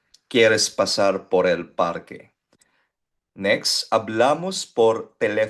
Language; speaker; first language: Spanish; non-native, fluent; Filipino